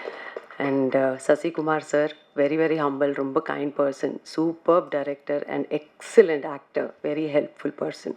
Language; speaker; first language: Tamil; non-native, fluent; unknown